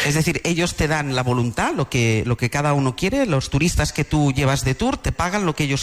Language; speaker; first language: Spanish; native; Spanish